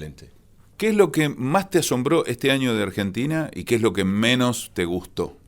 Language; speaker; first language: Spanish; native; Spanish